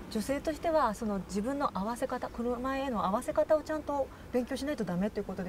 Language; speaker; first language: Japanese; native; Japanese